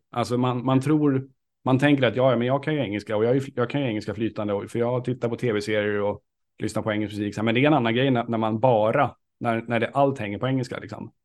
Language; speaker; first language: Swedish; native; Swedish